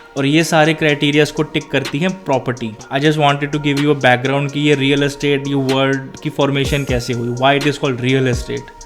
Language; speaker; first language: Hindi; non-native, local second language; Punjabi